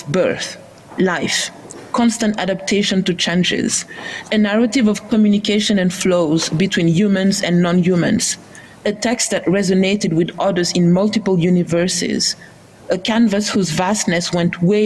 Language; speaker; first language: English; non-native, fluent; Wolof